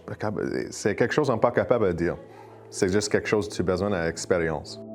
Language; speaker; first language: French; non-native, learner; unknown